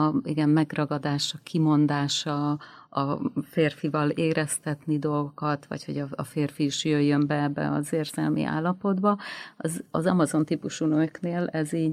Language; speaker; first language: Hungarian; native; Hungarian